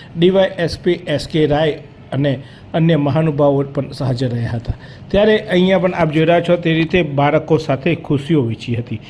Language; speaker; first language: Gujarati; native; Gujarati